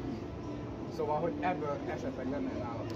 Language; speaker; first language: Hungarian; native; Hungarian